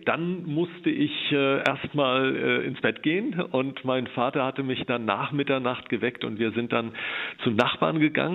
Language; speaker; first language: German; native; German